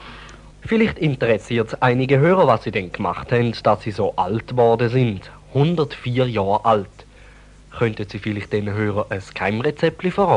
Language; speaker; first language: German; native; German